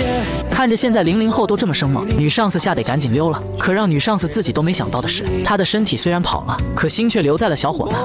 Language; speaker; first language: Chinese; native; Chinese